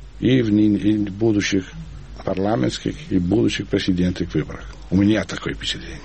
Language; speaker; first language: Russian; non-native, fluent; Italian